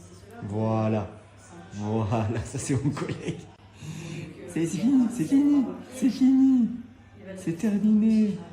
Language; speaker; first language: French; native; French